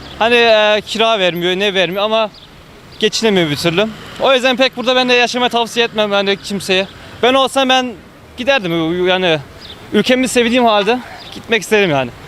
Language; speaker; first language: Turkish; early bilingual, heritage; Turkish